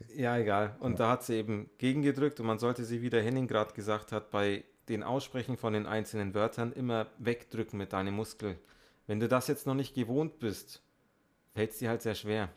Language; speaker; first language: German; native; German